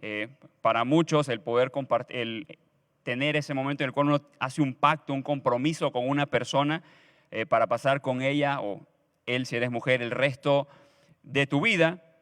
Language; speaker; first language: Spanish; native; Spanish